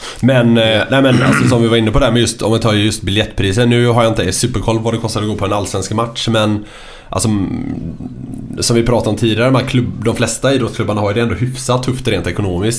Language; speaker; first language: Swedish; native; Swedish